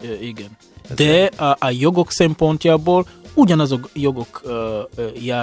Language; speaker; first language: Hungarian; non-native, fluent; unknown